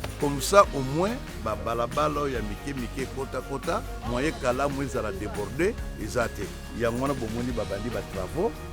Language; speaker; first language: Lingala; native; Lingala